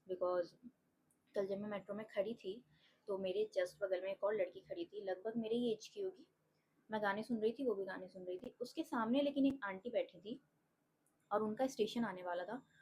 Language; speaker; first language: Hindi; native; Hindi